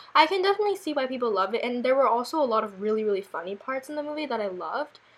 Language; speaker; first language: English; early bilingual, other home language; Korean